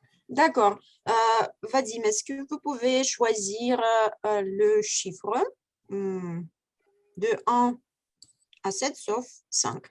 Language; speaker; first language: French; non-native, fluent; Russian